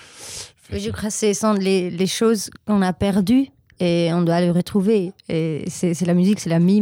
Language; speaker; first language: French; non-native, learner; German